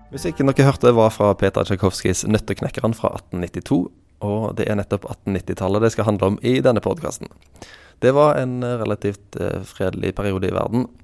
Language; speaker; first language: Norwegian; native; Norwegian